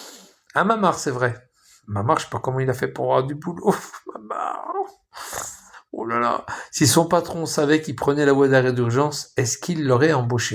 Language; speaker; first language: French; native; French